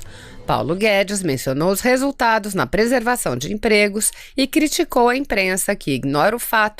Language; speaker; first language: Portuguese; native; Portuguese